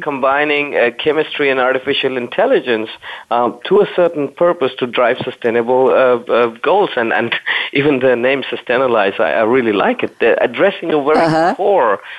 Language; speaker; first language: English; non-native, fluent; German